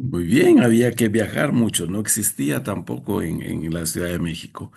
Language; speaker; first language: Spanish; native; Spanish